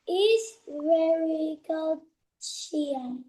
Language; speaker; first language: English; non-native, learner; Vietnamese